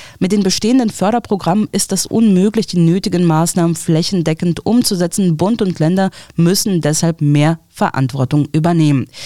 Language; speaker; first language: German; early bilingual, other home language; Russian